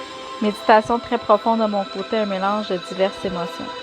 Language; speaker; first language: French; native; French